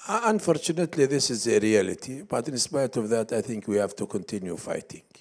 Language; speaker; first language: English; non-native, fluent; Arabic